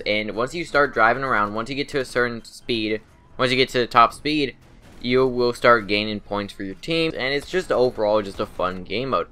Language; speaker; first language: English; native; English